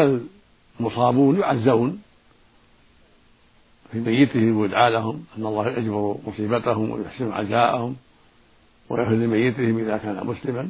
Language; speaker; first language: Arabic; native; Arabic